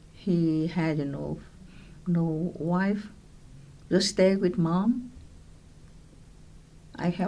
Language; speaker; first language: English; non-native, local second language; Vietnamese